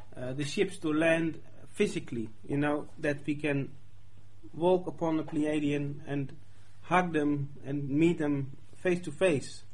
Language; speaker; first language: English; non-native, fluent; Dutch